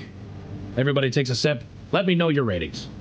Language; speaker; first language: English; native; English